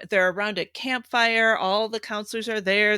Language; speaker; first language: English; native; English